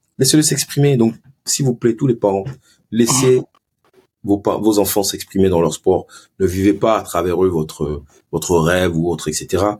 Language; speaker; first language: French; early bilingual, other home language; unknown